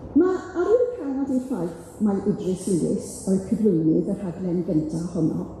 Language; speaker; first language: Welsh; native; Welsh